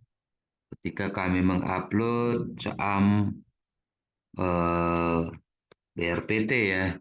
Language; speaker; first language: Indonesian; native; Indonesian